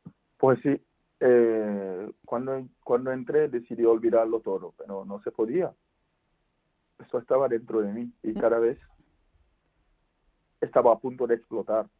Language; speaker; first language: Spanish; non-native, fluent; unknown